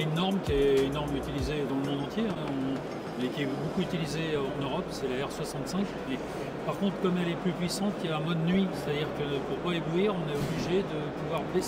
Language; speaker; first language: French; native; French